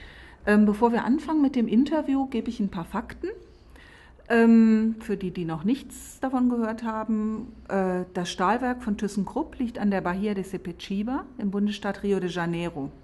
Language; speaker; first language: German; native; German